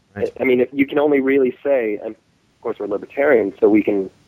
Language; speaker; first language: English; early bilingual, other home language; Hindi